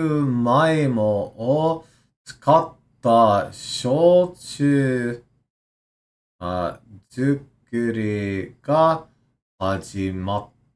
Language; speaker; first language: Japanese; non-native, learner; English